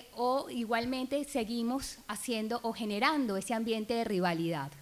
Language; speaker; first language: Spanish; native; Spanish